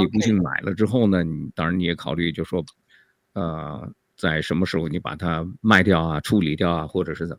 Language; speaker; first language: Chinese; native; Chinese